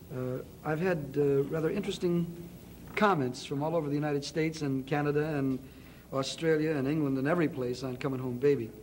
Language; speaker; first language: English; native; English